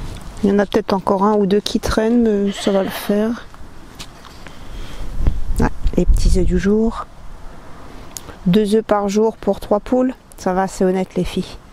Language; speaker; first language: French; native; French